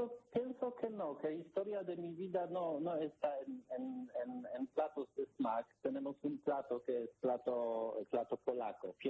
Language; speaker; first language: Spanish; non-native, learner; Polish